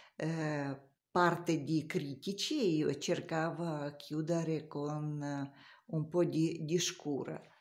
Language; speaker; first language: Italian; non-native, learner; Russian